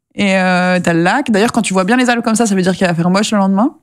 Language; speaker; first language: French; native; French